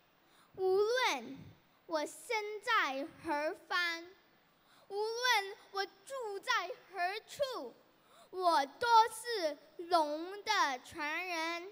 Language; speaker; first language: Chinese; early bilingual, heritage; Chinese